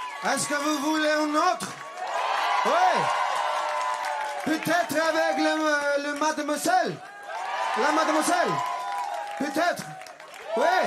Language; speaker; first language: French; non-native, learner; Icelandic